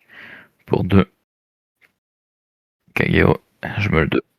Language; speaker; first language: French; native; French